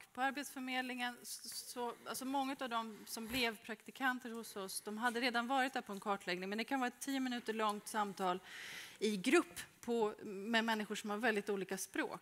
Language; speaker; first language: Swedish; native; Swedish